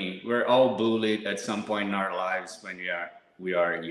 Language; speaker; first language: English; non-native, fluent; Portuguese